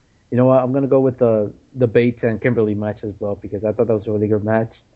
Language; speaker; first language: English; native; English